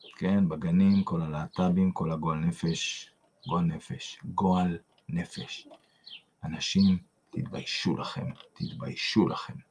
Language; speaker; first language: Hebrew; non-native, fluent; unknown